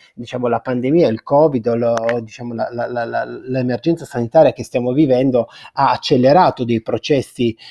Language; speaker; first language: Italian; native; Italian